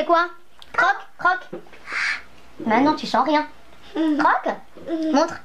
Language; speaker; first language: French; native; French